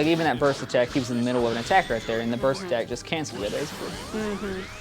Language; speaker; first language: English; native; English